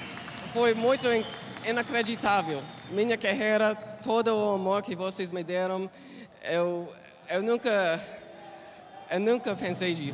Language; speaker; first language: Portuguese; non-native, learner; English